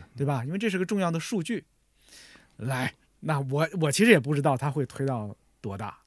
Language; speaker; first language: Chinese; native; Chinese